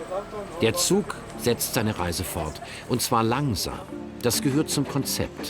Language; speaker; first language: German; native; German